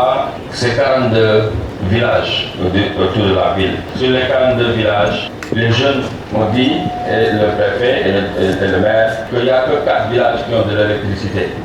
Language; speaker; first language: French; non-native, local second language; Wolof